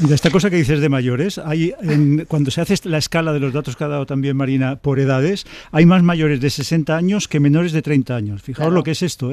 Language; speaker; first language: Spanish; native; Spanish